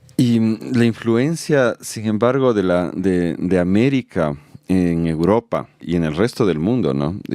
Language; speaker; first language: Spanish; native; Spanish